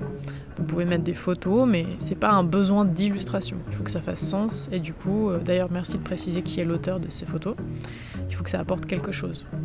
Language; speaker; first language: French; native; French